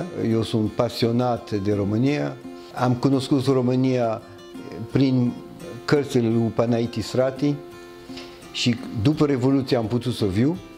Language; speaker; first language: Romanian; early bilingual, heritage; French